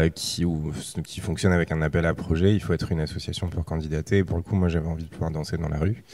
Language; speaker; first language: French; native; French